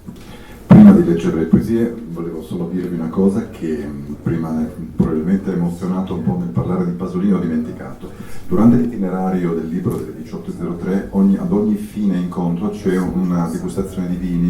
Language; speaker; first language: Italian; native; Italian